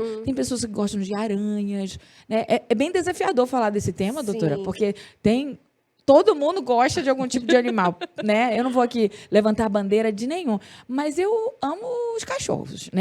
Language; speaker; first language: Portuguese; native; Portuguese